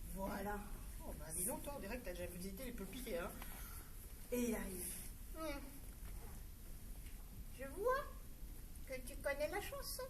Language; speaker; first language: French; native; French